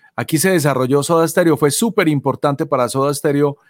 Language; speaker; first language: Spanish; native; Spanish